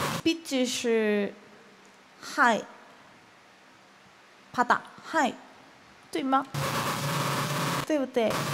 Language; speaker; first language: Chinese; non-native, learner; Korean